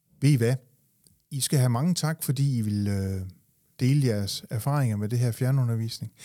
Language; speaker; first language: Danish; native; Danish